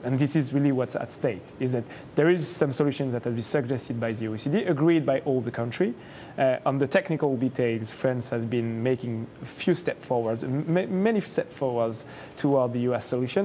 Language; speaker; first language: English; non-native, fluent; French